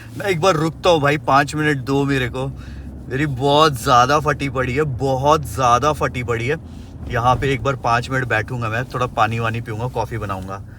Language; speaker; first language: Hindi; native; Hindi